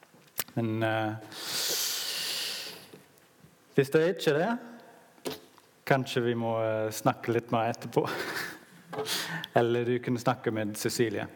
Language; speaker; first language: Norwegian; non-native, learner; English